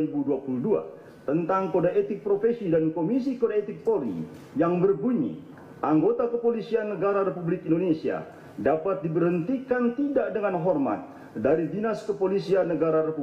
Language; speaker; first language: Indonesian; native; Indonesian